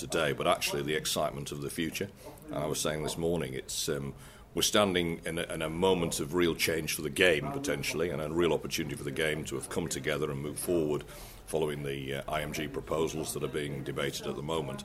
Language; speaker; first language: English; native; English